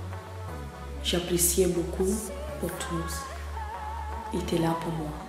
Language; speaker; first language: French; non-native, learner; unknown